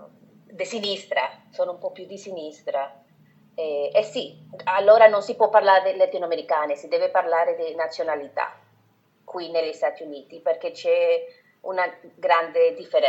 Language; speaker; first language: Italian; non-native, fluent; Spanish